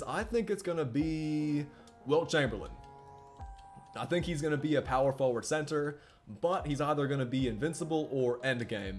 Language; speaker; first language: English; native; English